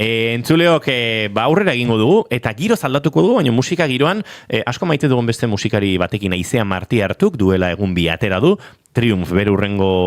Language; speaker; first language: Basque; native; Basque